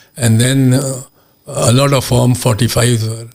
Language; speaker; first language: English; non-native, local second language; Urdu